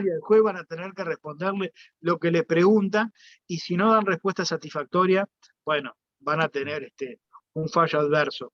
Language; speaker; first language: Spanish; native; Spanish